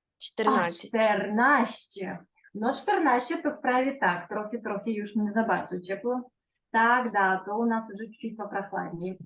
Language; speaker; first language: Polish; non-native, fluent; Ukrainian